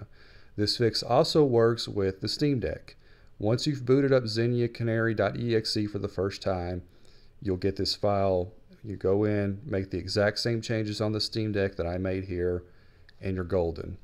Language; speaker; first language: English; native; English